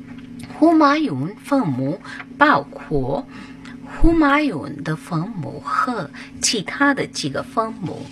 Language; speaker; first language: Chinese; non-native, fluent; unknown